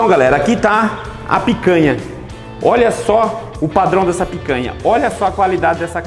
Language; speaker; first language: Portuguese; native; Portuguese